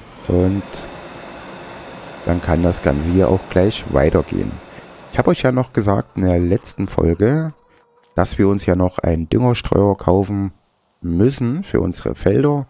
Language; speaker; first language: German; native; German